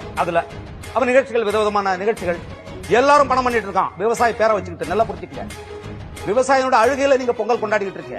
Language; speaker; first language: Tamil; native; Tamil